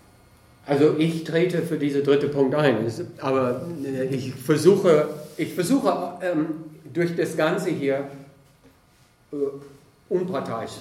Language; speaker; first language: German; non-native, fluent; English